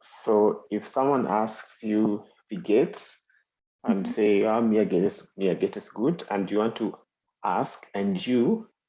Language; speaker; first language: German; non-native, fluent; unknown